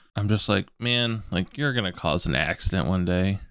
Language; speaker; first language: English; native; English